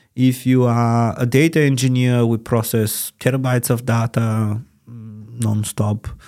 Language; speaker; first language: English; non-native, fluent; Bulgarian